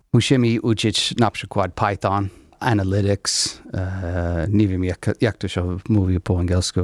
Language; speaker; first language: Polish; non-native, learner; English